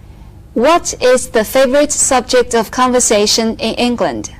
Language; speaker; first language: English; non-native, fluent; Chinese